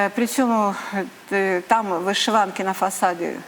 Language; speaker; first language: Ukrainian; native; Ukrainian